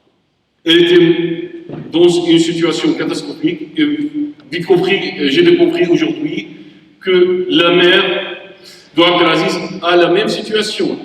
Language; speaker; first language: French; non-native, learner; Arabic